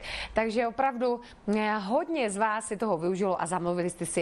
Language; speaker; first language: Czech; native; Czech